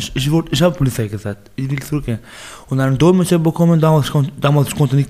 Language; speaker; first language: German; non-native, learner; Baluchi